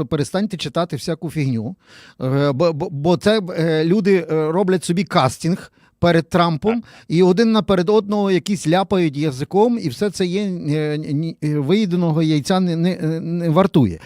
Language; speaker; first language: Ukrainian; native; Ukrainian